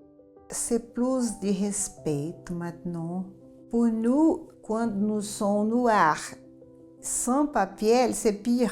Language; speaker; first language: French; non-native, learner; Portuguese